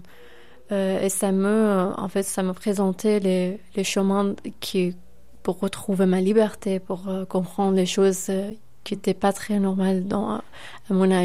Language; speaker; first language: French; non-native, fluent; Persian